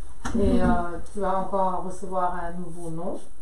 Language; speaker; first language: French; non-native, fluent; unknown